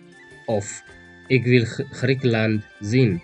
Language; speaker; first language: Dutch; non-native, fluent; Tigrinya